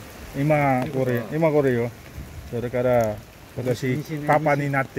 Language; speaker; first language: Japanese; non-native, learner; Indonesian